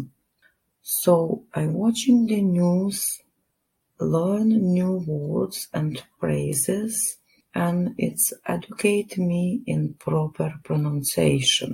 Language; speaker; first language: English; non-native, learner; Lithuanian